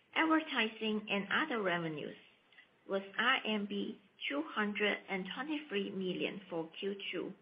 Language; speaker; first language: English; non-native, fluent; Chinese